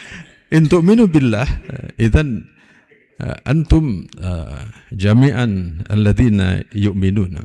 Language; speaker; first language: Arabic; non-native, fluent; Indonesian